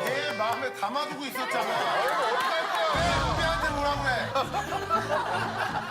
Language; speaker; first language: Korean; native; Korean